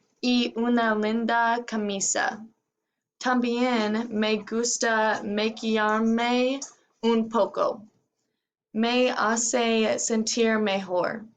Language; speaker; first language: Spanish; non-native, learner; English